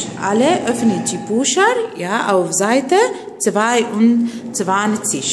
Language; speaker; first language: German; non-native, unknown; Arabic